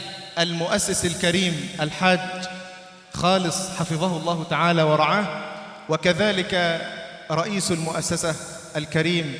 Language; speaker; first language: Arabic; native; Arabic